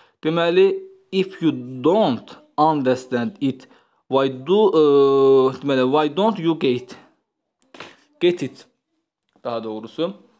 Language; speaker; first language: English; non-native, fluent; Azerbaijani